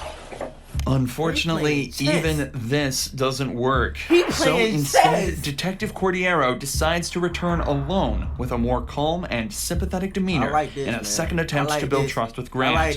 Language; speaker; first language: English; native; English